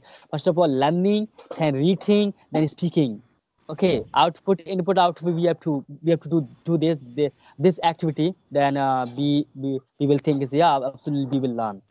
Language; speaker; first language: English; non-native, learner; Hindi